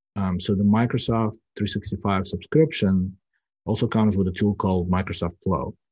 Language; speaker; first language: English; early bilingual, other home language; Russian